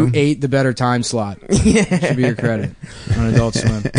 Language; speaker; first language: English; native; English